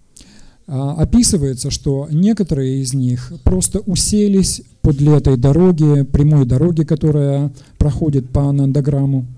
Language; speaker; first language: Russian; native; Russian